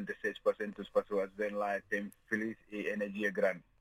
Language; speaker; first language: Portuguese; non-native, learner; Mandingo